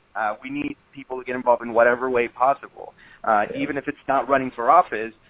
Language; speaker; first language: English; early bilingual, other home language; Spanish